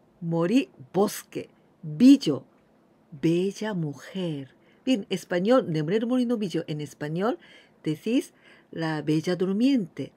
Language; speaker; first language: Spanish; non-native, fluent; Japanese